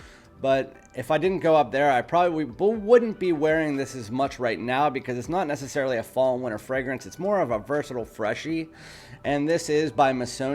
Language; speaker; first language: English; native; English